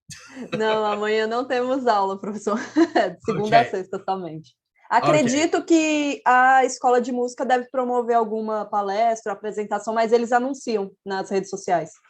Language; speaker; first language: Portuguese; native; Portuguese